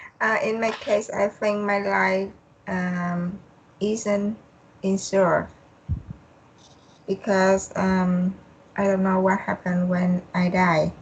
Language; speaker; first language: English; non-native, learner; Vietnamese